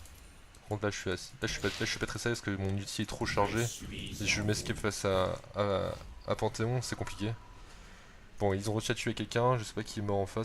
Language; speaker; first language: French; native; French